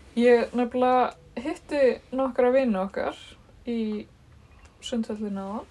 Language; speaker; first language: Icelandic; native; Icelandic